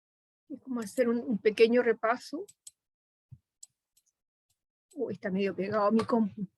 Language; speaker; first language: Spanish; native; Spanish